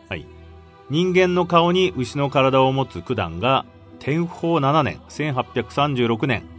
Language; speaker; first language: Japanese; native; Japanese